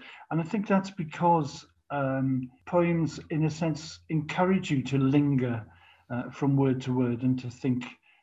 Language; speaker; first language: English; native; English